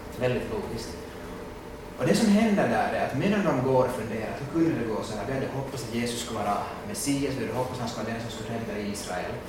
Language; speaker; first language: Swedish; native; Swedish